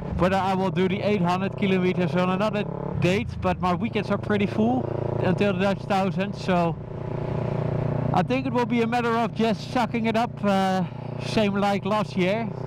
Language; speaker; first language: English; non-native, fluent; Dutch